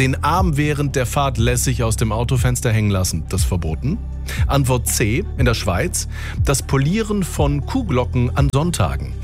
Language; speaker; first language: German; native; German